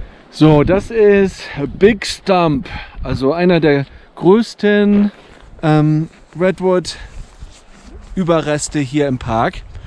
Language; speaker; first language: German; native; German